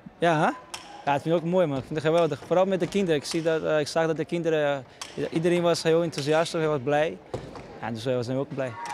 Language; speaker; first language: Dutch; non-native, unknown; Portuguese